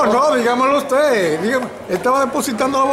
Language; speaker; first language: Spanish; native; Spanish